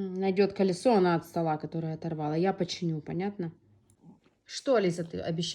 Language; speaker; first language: Russian; native; Russian